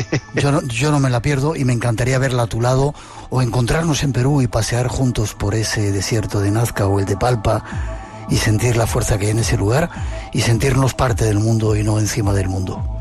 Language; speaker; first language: Spanish; native; Spanish